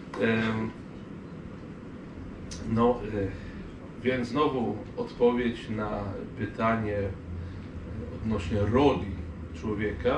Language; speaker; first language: Polish; non-native, fluent; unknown